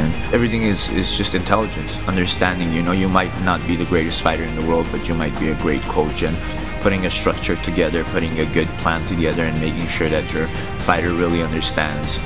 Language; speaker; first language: English; early bilingual, other home language; Armenian